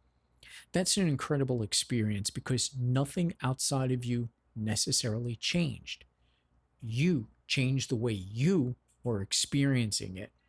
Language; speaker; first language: English; native; English